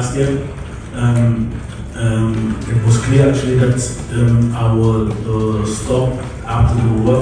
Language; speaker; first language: English; non-native, fluent; German